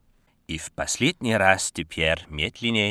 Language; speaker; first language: Russian; non-native, fluent; Dutch